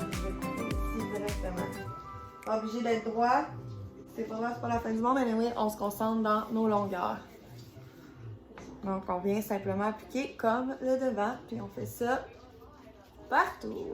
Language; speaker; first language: French; native; French